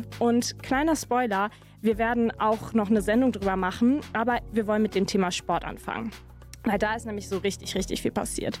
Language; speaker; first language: German; native; German